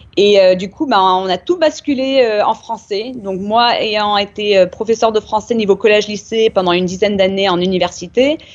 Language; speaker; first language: French; native; French